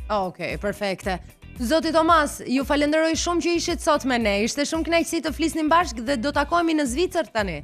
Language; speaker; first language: Albanian; native; Albanian